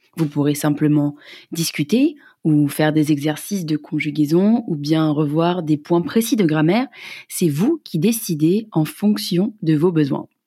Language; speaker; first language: French; native; French